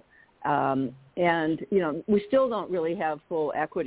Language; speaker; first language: English; native; English